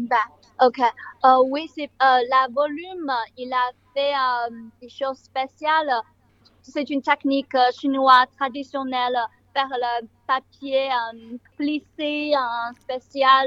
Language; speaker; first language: French; non-native, learner; Chinese